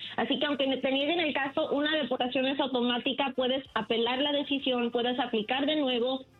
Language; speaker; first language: Spanish; early bilingual, heritage; Spanish